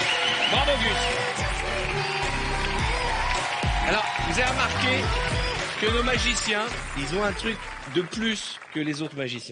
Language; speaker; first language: French; native; French